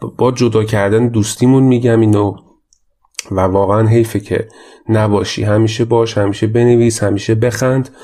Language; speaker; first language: Persian; native; Persian